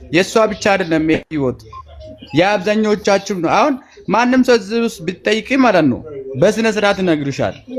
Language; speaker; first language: Amharic; non-native, local second language; Hadiyya